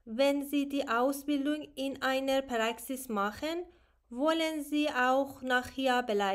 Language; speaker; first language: German; non-native, learner; Persian